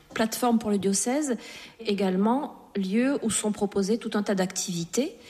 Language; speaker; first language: French; native; French